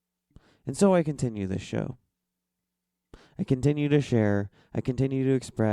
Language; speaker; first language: English; native; English